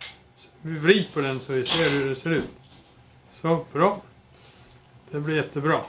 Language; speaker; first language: Swedish; early bilingual, other home language; Estonian